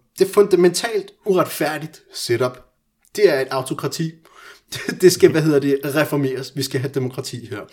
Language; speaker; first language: Danish; early bilingual, other home language; Persian